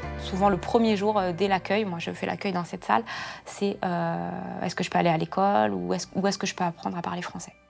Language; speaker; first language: French; native; French